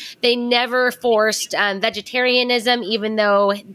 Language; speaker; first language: English; native; English